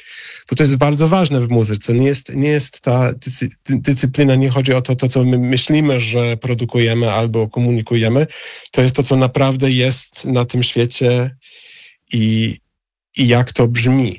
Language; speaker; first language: Polish; non-native, fluent; English